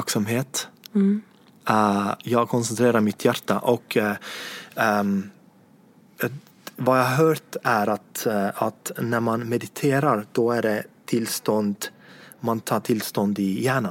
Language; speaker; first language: Swedish; non-native, fluent; Estonian